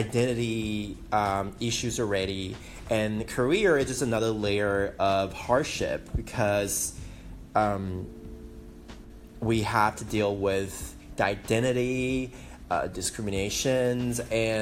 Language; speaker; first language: English; non-native, fluent; Chinese